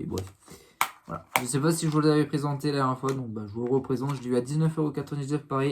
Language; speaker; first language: French; native; French